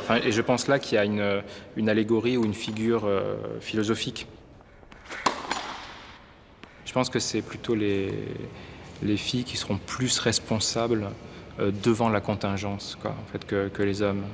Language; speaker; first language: French; native; French